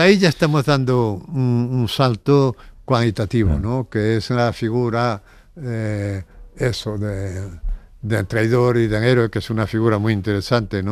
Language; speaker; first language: Spanish; native; Spanish